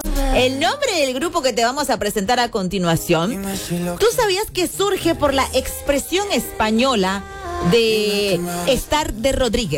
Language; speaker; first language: Spanish; native; Spanish